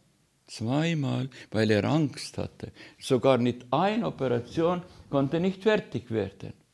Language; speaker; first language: German; non-native, learner; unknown